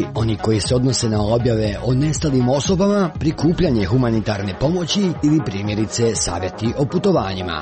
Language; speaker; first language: Croatian; native; Croatian